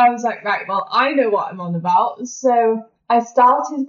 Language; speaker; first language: English; native; English